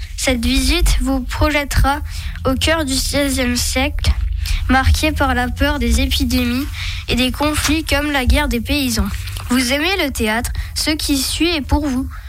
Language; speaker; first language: French; native; French